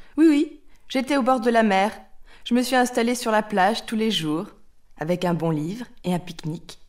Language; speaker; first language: French; native; French